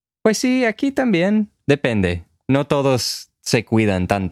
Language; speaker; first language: Spanish; non-native, fluent; English